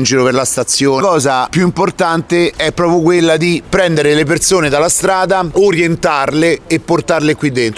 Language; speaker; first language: Italian; native; Italian